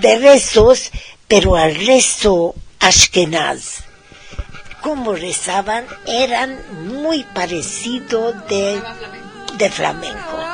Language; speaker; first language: Spanish; non-native, fluent; Hungarian